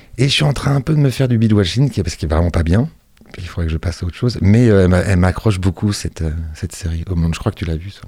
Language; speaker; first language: French; native; French